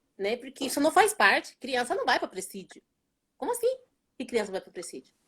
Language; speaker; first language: Portuguese; non-native, fluent; Spanish